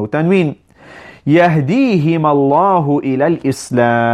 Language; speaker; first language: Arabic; non-native, fluent; English